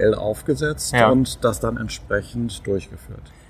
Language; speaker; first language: German; native; German